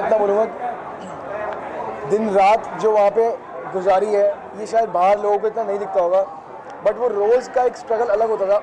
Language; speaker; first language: Hindi; native; Hindi